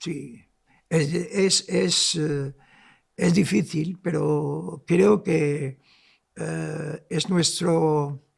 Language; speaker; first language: Spanish; non-native, local second language; Arabic